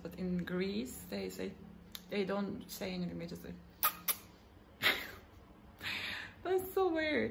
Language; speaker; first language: English; non-native, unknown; Turkish